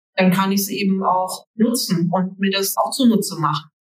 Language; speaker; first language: German; native; German